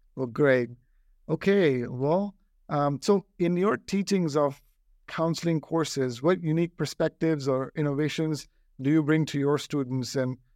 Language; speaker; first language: English; non-native, local second language; Hindi